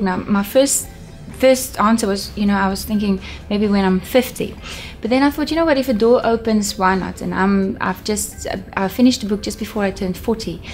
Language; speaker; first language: English; non-native, local second language; Afrikaans